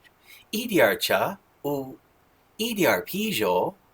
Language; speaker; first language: Chinese; non-native, learner; English